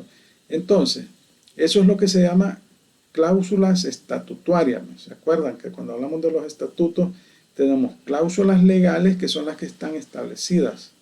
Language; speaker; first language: Spanish; native; Spanish